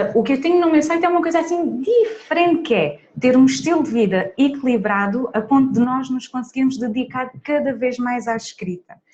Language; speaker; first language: Portuguese; native; Portuguese